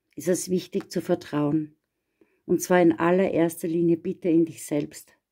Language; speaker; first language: German; native; German